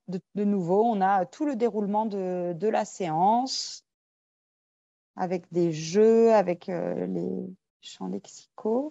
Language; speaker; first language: French; native; French